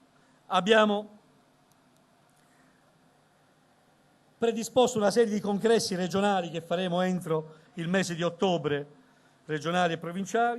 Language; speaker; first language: Italian; native; Italian